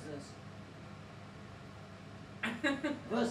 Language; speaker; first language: German; non-native, learner; Arabic